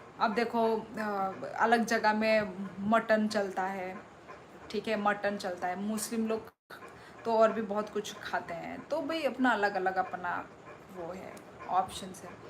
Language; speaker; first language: Hindi; non-native, local second language; Kok Borok